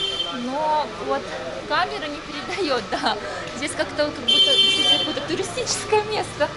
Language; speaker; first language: Russian; native; Russian